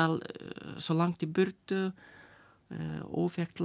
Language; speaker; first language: Icelandic; non-native, learner; Lithuanian